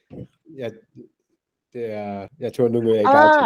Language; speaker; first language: Danish; non-native, learner; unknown